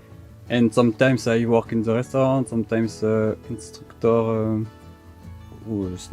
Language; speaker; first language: English; non-native, learner; French